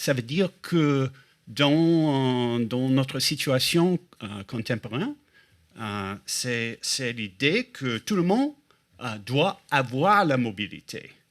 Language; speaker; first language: French; non-native, fluent; English